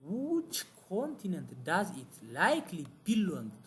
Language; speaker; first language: English; non-native, local second language; Amharic